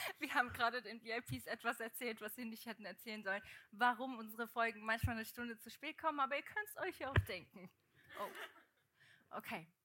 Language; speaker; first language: German; early bilingual, other home language; Portuguese